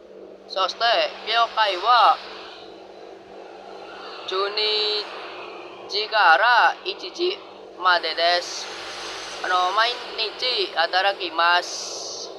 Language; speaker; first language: Japanese; non-native, learner; Indonesian